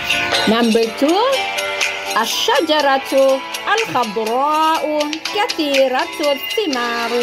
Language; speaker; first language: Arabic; non-native, fluent; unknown